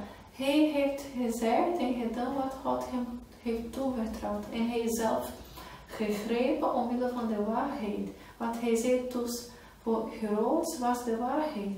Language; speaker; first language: Dutch; non-native, fluent; Portuguese